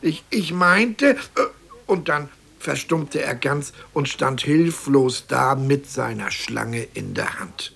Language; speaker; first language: German; native; German